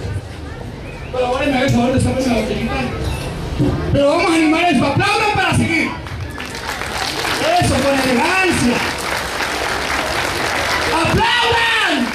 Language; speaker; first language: Spanish; native; Spanish